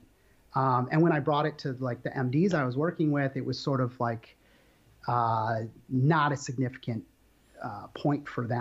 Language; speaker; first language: English; native; English